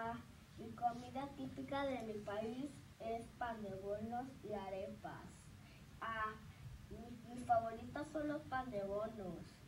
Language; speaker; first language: Spanish; early bilingual, other home language; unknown